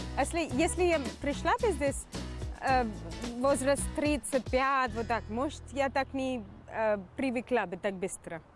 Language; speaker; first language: Russian; non-native, fluent; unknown